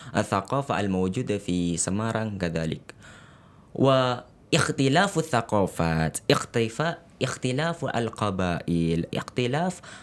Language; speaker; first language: Arabic; non-native, fluent; Indonesian